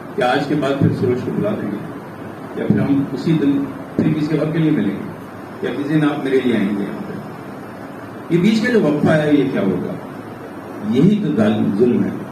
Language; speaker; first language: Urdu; non-native, local second language; Pashto